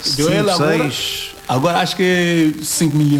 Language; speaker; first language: Portuguese; non-native, learner; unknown